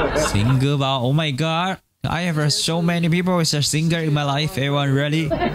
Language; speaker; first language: English; non-native, learner; Chinese